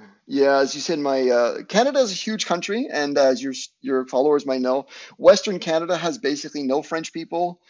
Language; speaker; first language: English; native; English